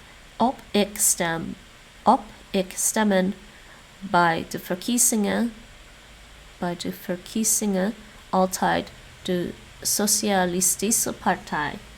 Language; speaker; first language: Dutch; non-native, learner; English